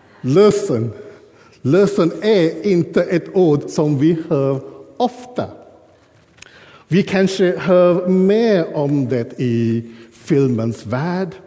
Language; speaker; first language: Swedish; non-native, fluent; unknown